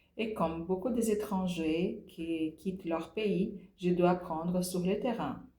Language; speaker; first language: French; non-native, fluent; Portuguese